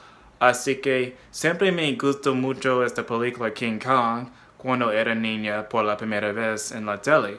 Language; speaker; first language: Spanish; non-native, fluent; English